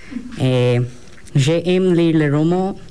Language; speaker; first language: French; non-native, learner; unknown